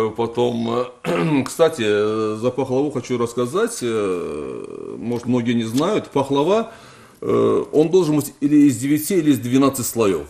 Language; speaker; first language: Russian; non-native, local second language; Azerbaijani